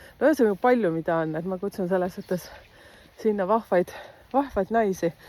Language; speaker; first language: Estonian; native; Estonian